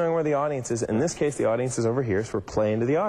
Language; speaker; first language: English; native; English